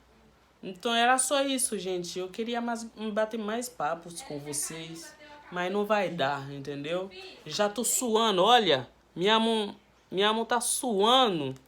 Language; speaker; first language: Portuguese; non-native, learner; Haitian Creole